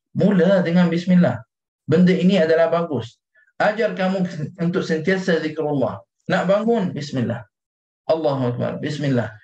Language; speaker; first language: Malay; non-native, fluent; Arabic